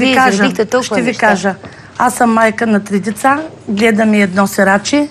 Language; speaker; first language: Bulgarian; native; Bulgarian